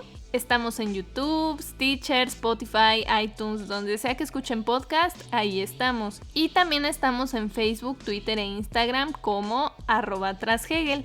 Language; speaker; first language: Spanish; native; Spanish